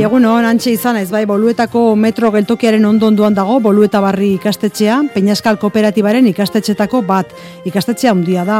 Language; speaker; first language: Basque; native; Basque